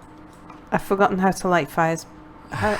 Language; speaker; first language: English; native; English